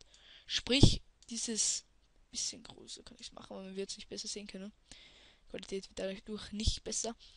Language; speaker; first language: German; native; German